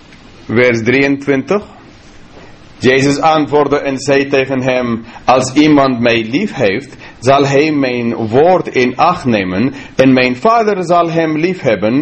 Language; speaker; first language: Dutch; non-native, fluent; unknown